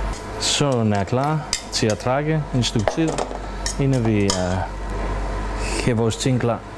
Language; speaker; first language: Danish; non-native, fluent; Greek